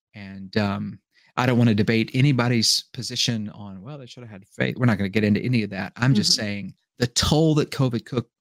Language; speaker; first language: English; native; English